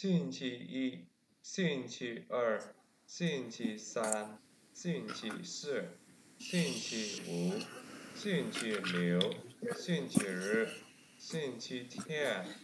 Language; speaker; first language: Chinese; non-native, learner; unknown